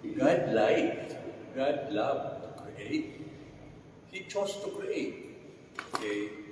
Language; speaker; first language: English; non-native, local second language; Filipino